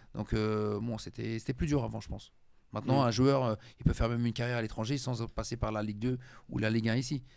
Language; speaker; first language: French; native; French